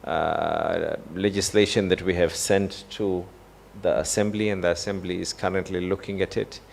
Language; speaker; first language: English; non-native, local second language; Swahili